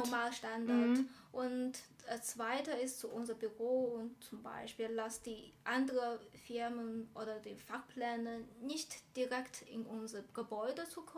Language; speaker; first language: German; non-native, learner; Chinese